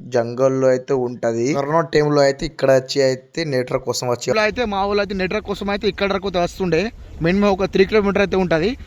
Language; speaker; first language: Telugu; native; Telugu